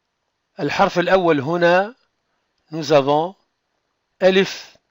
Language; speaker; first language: Arabic; non-native, fluent; French